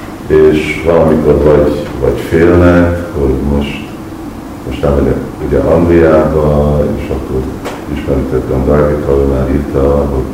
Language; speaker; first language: Hungarian; early bilingual, heritage; Hungarian